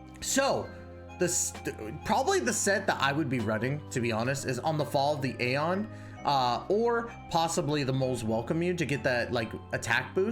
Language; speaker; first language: English; native; English